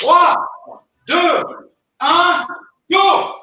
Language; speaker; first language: French; native; French